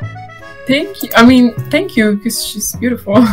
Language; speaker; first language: English; non-native, fluent; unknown